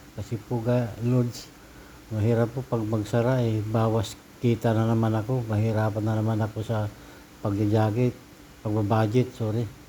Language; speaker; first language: Filipino; native; Filipino